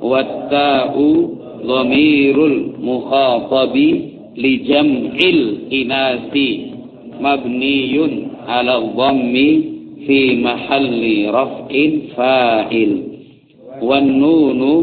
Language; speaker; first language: Arabic; non-native, fluent; Javanese